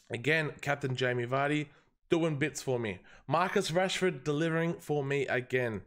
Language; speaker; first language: English; native; English